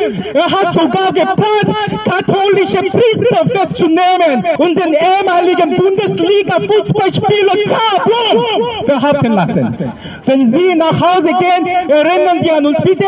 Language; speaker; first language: German; non-native, fluent; Korean